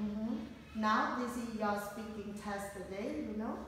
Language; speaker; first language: English; non-native, fluent; Vietnamese